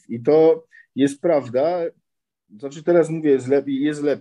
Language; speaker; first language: Polish; early bilingual, heritage; Polish